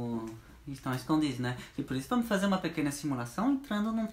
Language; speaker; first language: Portuguese; non-native, fluent; French